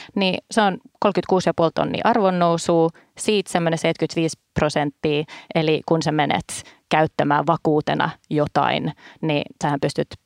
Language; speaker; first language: Finnish; early bilingual, heritage; Finnish